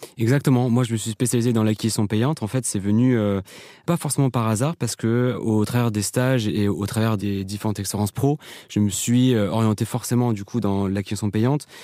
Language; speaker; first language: French; native; French